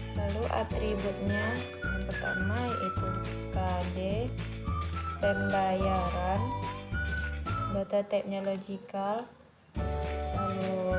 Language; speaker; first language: Indonesian; native; Indonesian